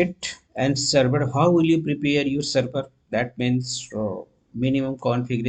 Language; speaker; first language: English; non-native, local second language; Hindi